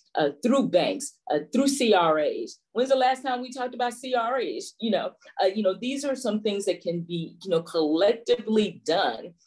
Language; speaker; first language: English; native; English